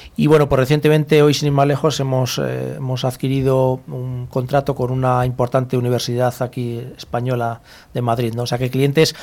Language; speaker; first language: Spanish; native; Spanish